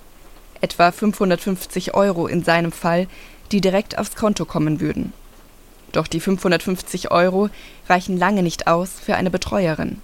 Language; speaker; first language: German; native; German